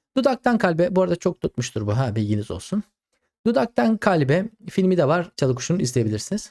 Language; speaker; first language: Turkish; native; Turkish